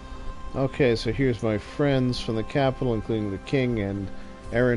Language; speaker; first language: English; native; English